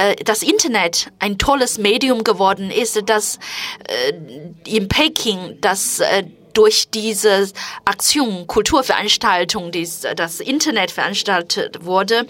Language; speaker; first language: German; non-native, fluent; Chinese